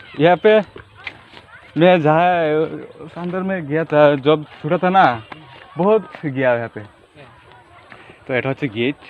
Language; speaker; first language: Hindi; non-native, learner; Bangla